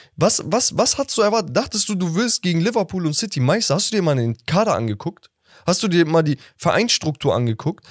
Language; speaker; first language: German; native; German